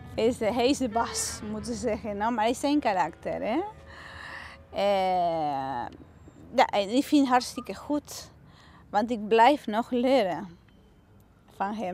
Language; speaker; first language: Dutch; non-native, learner; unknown